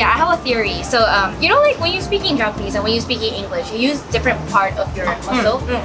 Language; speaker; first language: English; non-native, fluent; Japanese